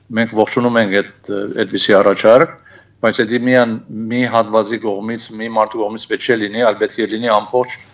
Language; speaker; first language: Armenian; early bilingual, heritage; Armenian